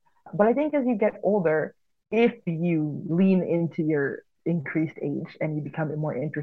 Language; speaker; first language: English; early bilingual, other home language; Igbo